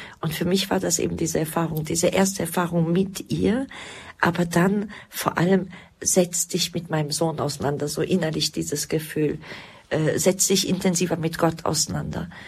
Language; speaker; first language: German; early bilingual, other home language; Croatian